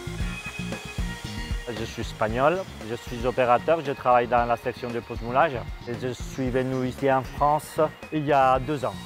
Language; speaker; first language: French; non-native, fluent; Spanish